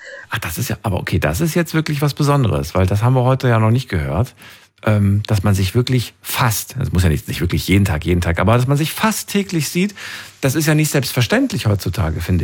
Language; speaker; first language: German; native; German